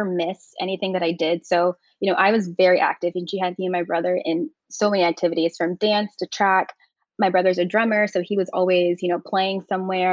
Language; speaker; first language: English; native; English